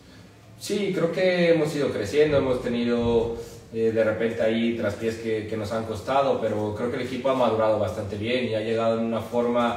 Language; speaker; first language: Spanish; native; Spanish